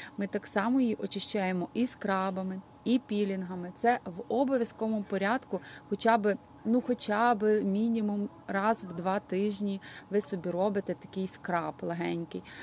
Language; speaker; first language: Ukrainian; native; Ukrainian